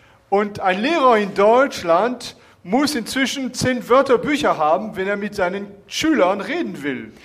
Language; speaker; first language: German; non-native, fluent; French